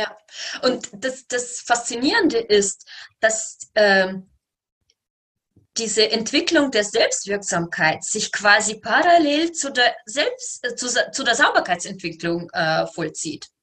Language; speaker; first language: German; native; German